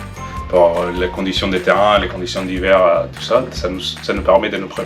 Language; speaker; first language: French; non-native, fluent; Spanish